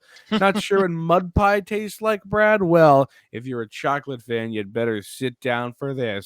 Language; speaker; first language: English; native; English